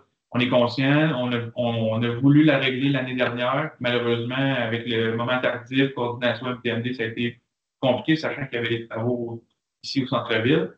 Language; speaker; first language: French; native; French